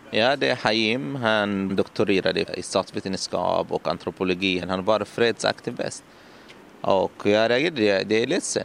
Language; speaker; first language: Swedish; non-native, learner; Arabic